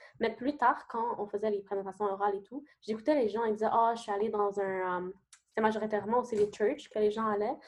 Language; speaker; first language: French; early bilingual, other home language; Arabic